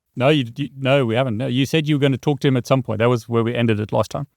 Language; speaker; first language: English; native; English